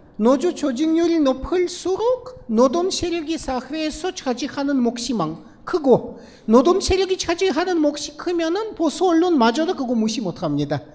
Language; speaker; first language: Korean; non-native, fluent; Russian